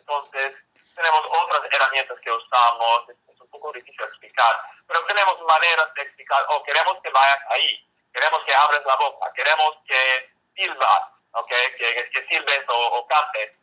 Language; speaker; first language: Spanish; non-native, fluent; English